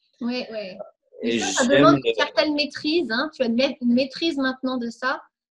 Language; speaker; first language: French; native; French